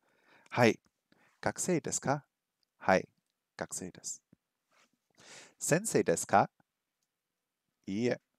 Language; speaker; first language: Japanese; non-native, learner; English